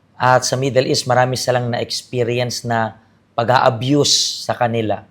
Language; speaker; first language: Filipino; native; Filipino